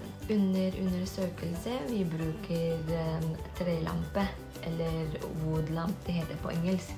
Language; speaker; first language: Norwegian; non-native, fluent; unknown